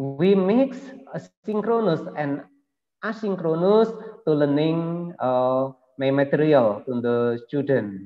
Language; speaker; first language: English; non-native, learner; Indonesian